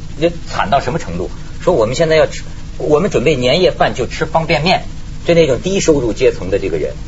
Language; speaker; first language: Chinese; native; Chinese